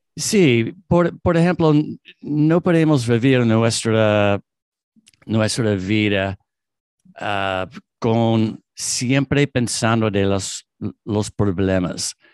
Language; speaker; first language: Spanish; non-native, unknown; English